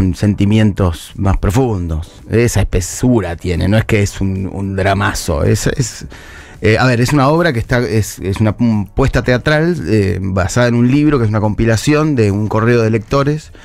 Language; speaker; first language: Spanish; native; Spanish